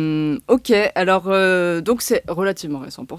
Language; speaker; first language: French; native; French